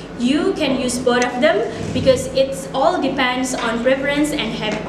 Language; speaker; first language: English; non-native, fluent; Indonesian